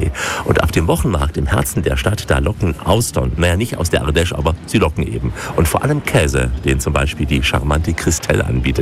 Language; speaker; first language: German; native; German